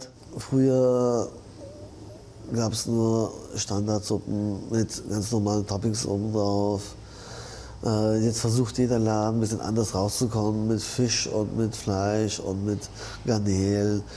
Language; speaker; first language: German; early bilingual, other home language; Japanese